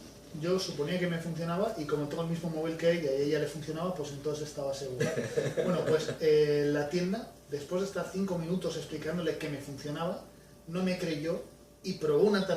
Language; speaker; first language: Spanish; native; Spanish